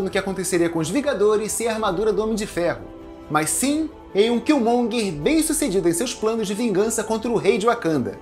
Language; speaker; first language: Portuguese; native; Portuguese